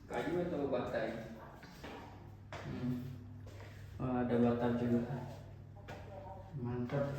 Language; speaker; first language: Indonesian; non-native, local second language; Sasak